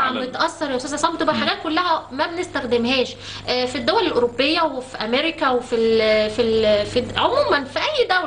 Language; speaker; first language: Arabic; native; Arabic